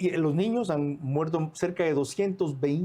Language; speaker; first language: Spanish; native; Spanish